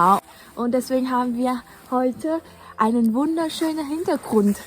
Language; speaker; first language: German; non-native, fluent; Vietnamese